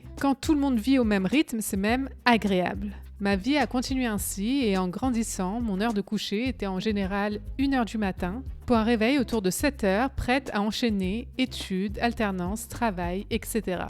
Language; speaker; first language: French; native; French